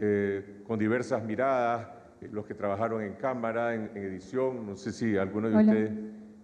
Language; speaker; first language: Spanish; native; Spanish